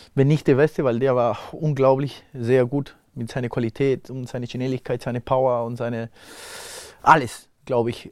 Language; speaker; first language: German; non-native, fluent; Spanish